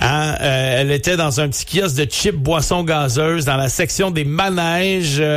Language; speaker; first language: French; native; French